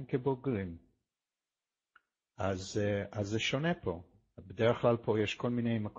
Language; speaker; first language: Hebrew; non-native, fluent; English